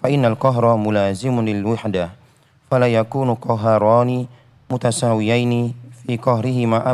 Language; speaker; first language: Arabic; non-native, fluent; Indonesian